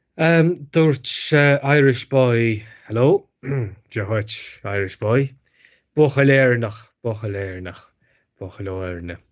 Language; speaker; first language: Irish; native; Irish